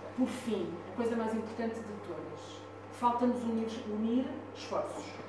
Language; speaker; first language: Portuguese; non-native, fluent; Italian